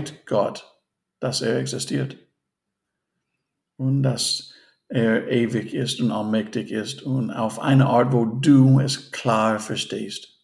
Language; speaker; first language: German; non-native, fluent; English